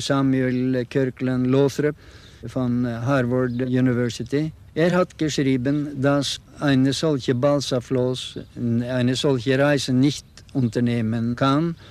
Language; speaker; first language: German; non-native, fluent; Norwegian